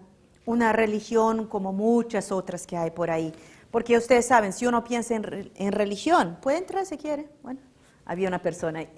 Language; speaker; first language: Spanish; non-native, fluent; Portuguese